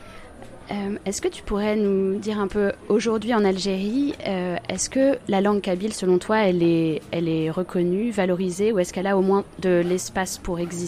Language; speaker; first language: French; native; French